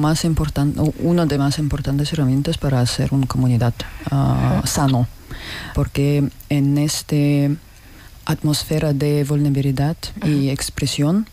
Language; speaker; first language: Spanish; non-native, learner; Russian